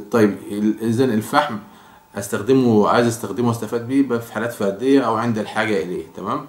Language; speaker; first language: Arabic; native; Arabic